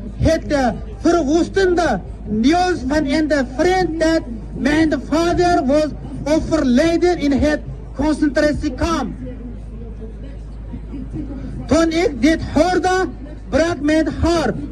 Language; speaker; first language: Dutch; non-native, fluent; Uyghur